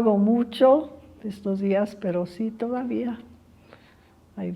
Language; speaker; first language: Spanish; early bilingual, other home language; English